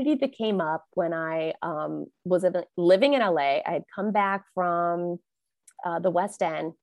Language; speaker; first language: English; early bilingual, other home language; Thai